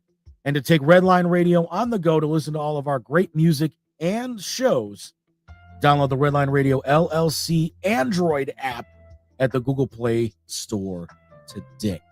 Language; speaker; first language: English; native; English